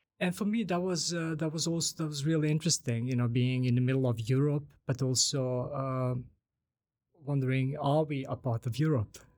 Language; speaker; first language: English; non-native, fluent; Bosnian